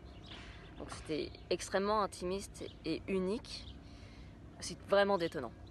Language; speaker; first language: French; native; French